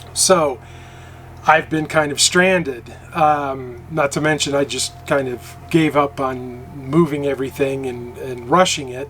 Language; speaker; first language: English; native; English